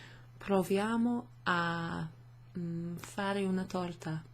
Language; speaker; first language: Italian; non-native, fluent; English